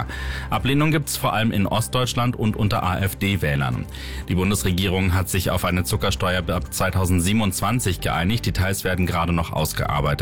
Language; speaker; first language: German; native; German